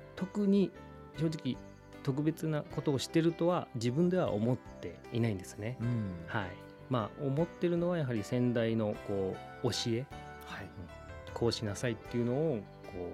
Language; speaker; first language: Japanese; native; Japanese